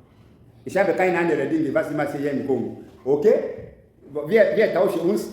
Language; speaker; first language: German; non-native, learner; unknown